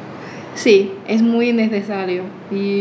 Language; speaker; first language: Spanish; non-native, fluent; Chinese